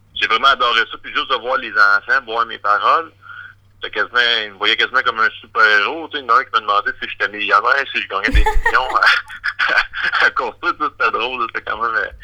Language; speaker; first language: French; native; French